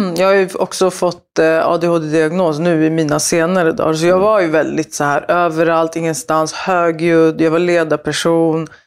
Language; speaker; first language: Swedish; early bilingual, other home language; Spanish